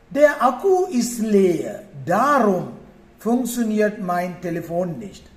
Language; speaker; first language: German; non-native, fluent; Sinhala